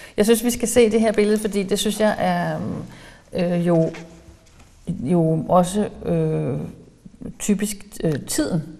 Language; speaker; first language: Danish; native; Danish